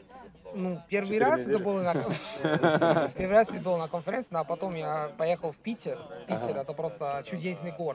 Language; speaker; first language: Russian; non-native, fluent; Italian